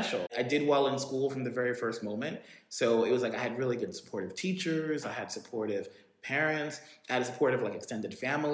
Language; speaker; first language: English; native; English